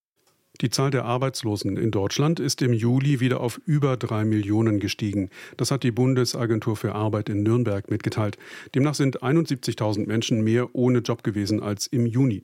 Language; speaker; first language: German; native; German